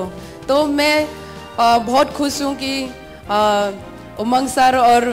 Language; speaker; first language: Hindi; non-native, local second language; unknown